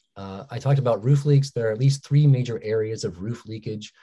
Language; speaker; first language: English; native; English